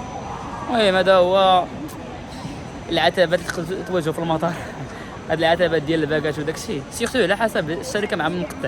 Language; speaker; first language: Arabic; native; Arabic